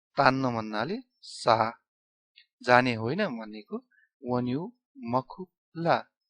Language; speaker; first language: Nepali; non-native, local second language; Newari